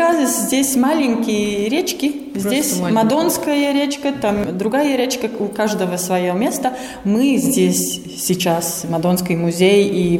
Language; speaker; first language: Russian; non-native, local second language; Latvian